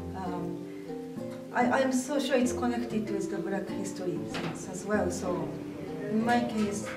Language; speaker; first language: English; non-native, fluent; Japanese